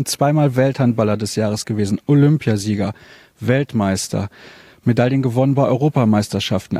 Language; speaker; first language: German; native; German